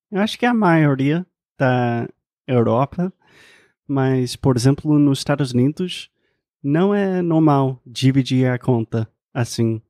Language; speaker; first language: Portuguese; non-native, fluent; English